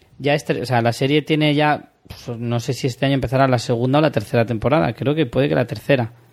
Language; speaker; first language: Spanish; native; Spanish